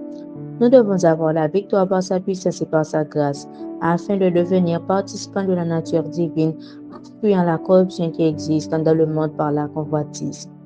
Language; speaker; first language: French; non-native, local second language; Haitian Creole